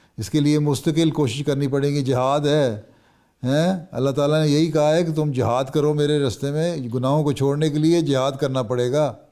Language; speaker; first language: Urdu; native; Urdu